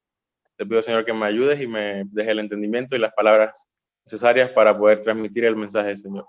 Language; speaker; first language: Spanish; native; Spanish